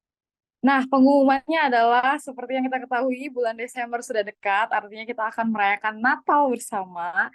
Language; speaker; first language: Indonesian; native; Indonesian